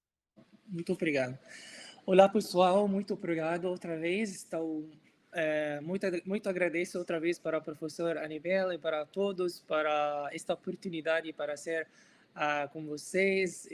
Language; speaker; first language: Portuguese; non-native, learner; Arabic